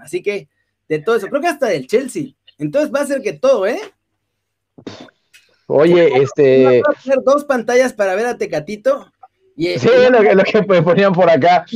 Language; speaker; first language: Spanish; native; Spanish